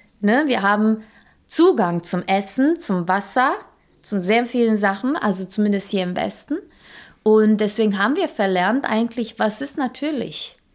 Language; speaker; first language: German; non-native, fluent; Serbian